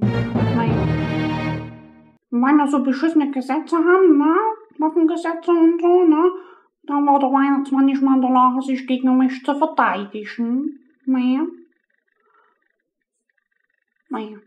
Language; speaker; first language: German; native; German